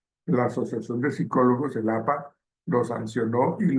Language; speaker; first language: Spanish; native; Spanish